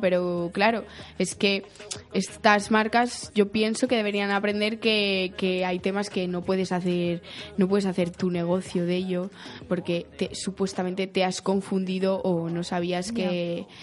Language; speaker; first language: Spanish; native; Spanish